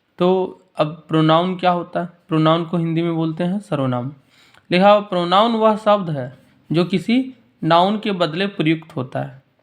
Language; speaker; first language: Hindi; native; Hindi